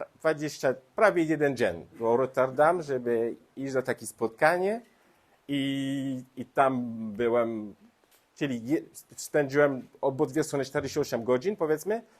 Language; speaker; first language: Polish; non-native, learner; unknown